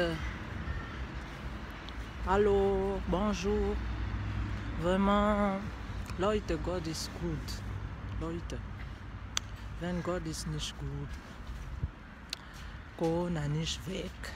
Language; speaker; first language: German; non-native, learner; French